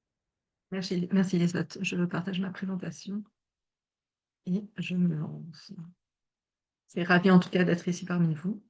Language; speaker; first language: French; native; French